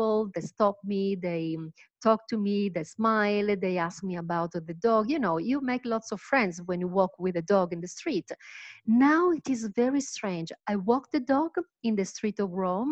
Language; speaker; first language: English; non-native, fluent; Italian